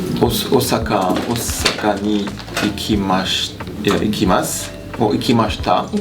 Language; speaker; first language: Japanese; non-native, learner; French